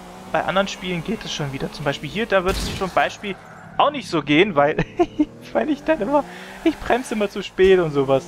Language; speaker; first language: German; native; German